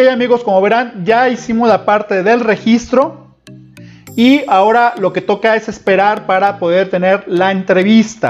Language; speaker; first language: Spanish; native; Spanish